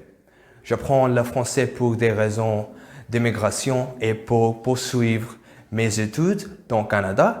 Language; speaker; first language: French; non-native, fluent; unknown